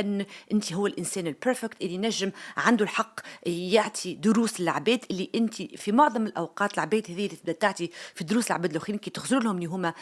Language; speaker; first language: Arabic; native; Arabic